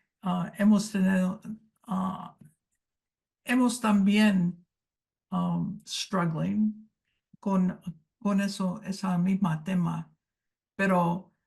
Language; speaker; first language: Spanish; early bilingual, heritage; Spanish